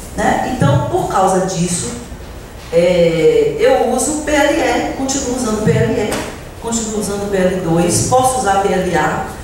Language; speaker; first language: Portuguese; native; Portuguese